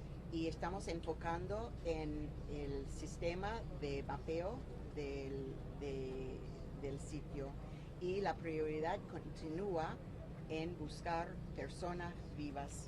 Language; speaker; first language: Spanish; non-native, fluent; English